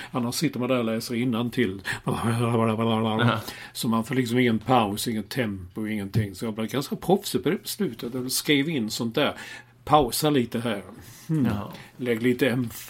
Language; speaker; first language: Swedish; native; Swedish